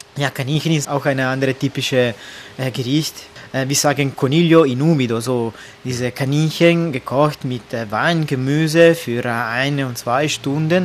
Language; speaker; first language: German; non-native, learner; Italian